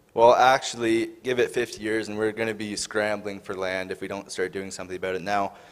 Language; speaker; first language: English; native; English